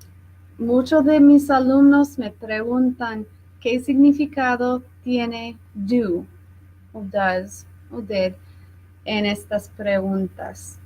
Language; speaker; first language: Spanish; non-native, fluent; English